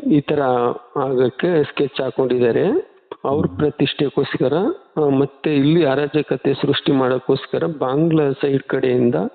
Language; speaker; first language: Kannada; native; Kannada